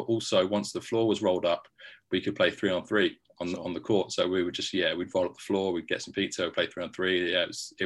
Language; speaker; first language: English; native; English